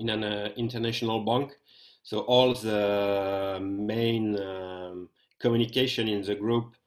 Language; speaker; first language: English; non-native, learner; French